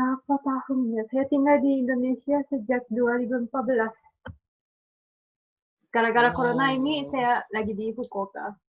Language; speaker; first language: Indonesian; non-native, fluent; Japanese